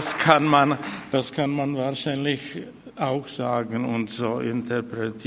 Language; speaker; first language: German; non-native, fluent; Czech